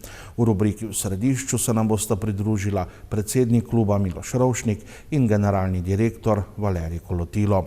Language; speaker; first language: Slovenian; native; Slovenian